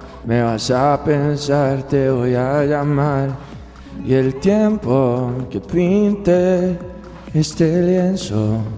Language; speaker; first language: Spanish; native; Spanish